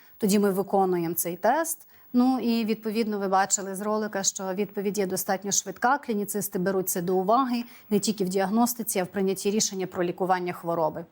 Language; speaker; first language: Ukrainian; native; Ukrainian